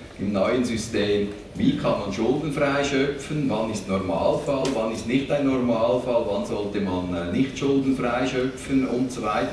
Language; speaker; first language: German; native; German